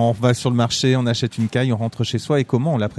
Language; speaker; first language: French; native; French